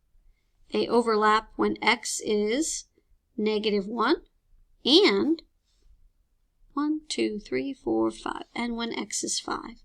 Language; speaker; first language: English; native; English